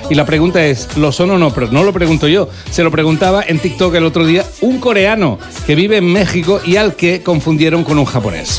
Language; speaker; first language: Spanish; native; Spanish